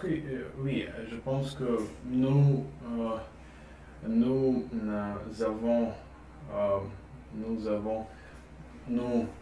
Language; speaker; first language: French; non-native, learner; Russian